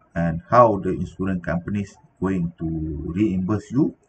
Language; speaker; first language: English; non-native, local second language; Malay